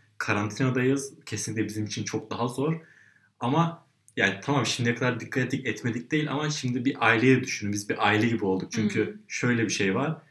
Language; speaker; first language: Turkish; native; Turkish